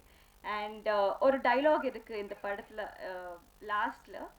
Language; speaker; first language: Tamil; non-native, learner; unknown